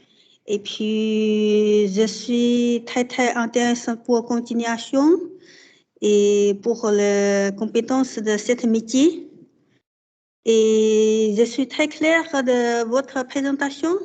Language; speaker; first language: French; non-native, learner; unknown